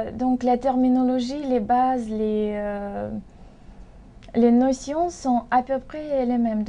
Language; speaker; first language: French; non-native, fluent; Russian